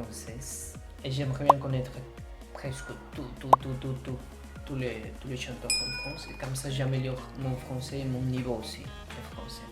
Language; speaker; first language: French; non-native, fluent; Spanish